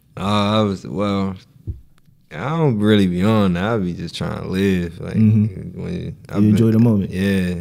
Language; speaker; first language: English; native; English